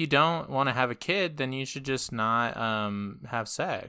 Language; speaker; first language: English; native; English